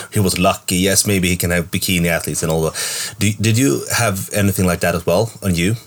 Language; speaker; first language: English; non-native, fluent; Swedish